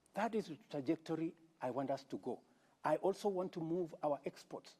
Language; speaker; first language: English; non-native, local second language; Kalenjin